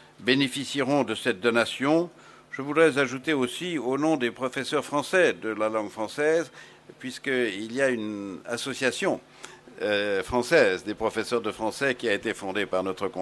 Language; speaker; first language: French; native; French